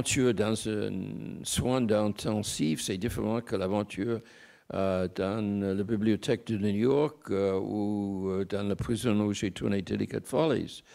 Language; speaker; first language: French; non-native, fluent; English